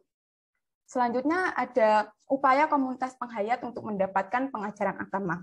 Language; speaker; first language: Indonesian; native; Indonesian